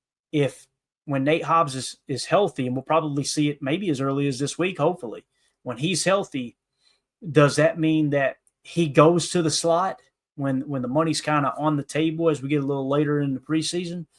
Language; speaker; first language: English; native; English